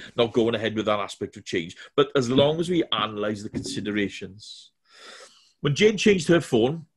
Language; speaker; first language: English; native; English